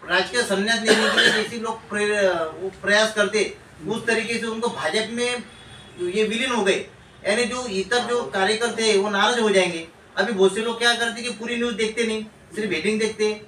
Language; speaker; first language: Hindi; non-native, local second language; Marathi